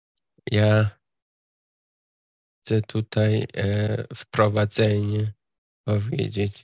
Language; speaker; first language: Polish; non-native, fluent; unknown